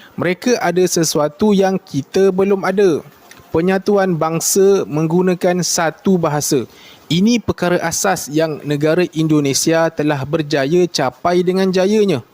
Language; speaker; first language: Malay; native; Malay